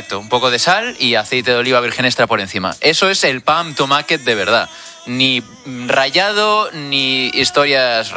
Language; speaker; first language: Spanish; non-native, local second language; Catalan